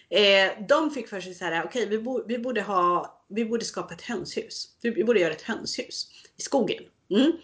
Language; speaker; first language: Swedish; early bilingual, other home language; Spanish